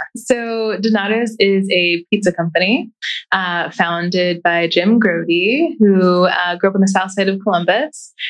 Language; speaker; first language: English; native; English